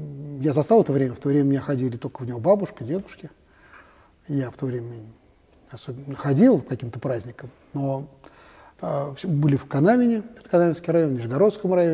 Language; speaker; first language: Russian; native; Russian